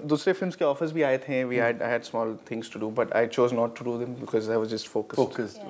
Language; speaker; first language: Hindi; native; Hindi